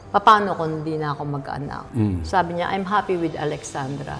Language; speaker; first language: Filipino; native; Filipino